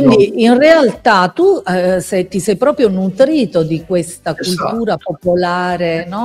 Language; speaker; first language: Italian; native; Italian